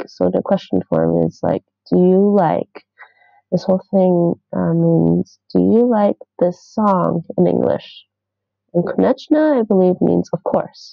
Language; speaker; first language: English; native; English